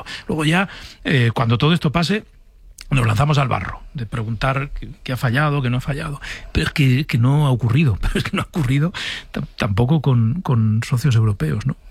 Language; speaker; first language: Spanish; native; Spanish